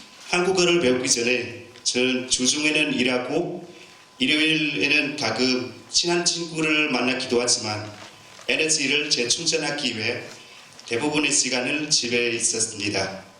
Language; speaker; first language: Korean; non-native, learner; Vietnamese